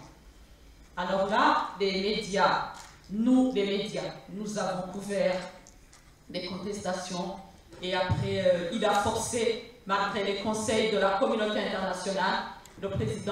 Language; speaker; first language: French; non-native, local second language; Rundi